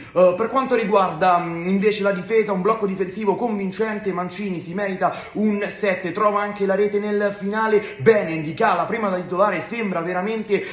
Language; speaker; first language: Italian; native; Italian